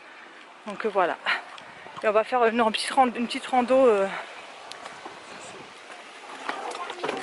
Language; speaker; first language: French; native; French